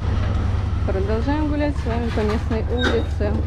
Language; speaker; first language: Russian; native; Russian